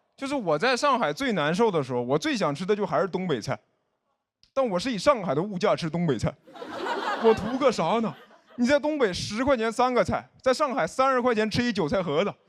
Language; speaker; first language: Chinese; native; Chinese